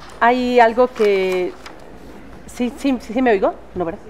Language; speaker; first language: Spanish; native; Spanish